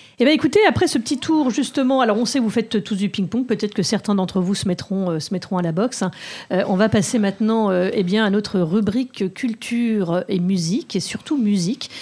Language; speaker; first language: French; native; French